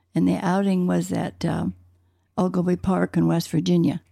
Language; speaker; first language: English; native; English